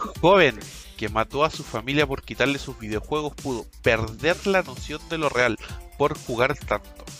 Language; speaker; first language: Spanish; native; Spanish